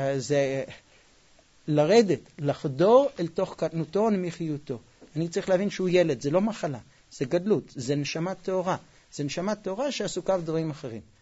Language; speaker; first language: Hebrew; non-native, fluent; English